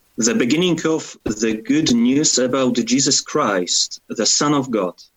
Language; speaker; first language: English; non-native, fluent; Polish